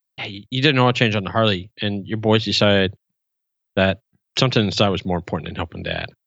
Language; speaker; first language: English; native; English